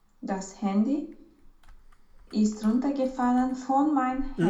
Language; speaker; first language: German; non-native, learner; Romanian